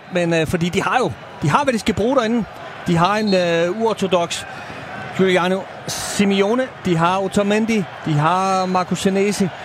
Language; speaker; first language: Danish; native; Danish